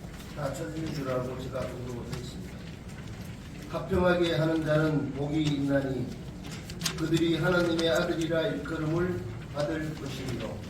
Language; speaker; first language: Korean; native; Korean